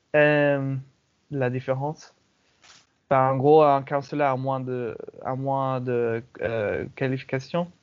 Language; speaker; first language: French; non-native, fluent; English